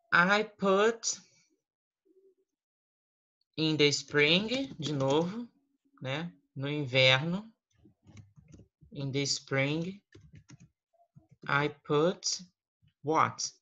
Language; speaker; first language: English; non-native, fluent; Portuguese